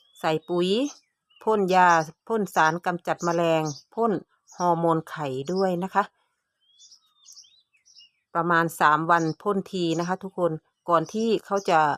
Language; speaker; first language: Thai; native; Thai